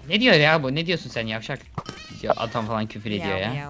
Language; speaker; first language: Turkish; native; Turkish